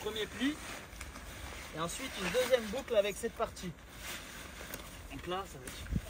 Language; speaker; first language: French; native; French